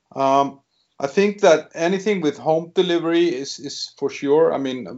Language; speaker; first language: English; non-native, fluent; Icelandic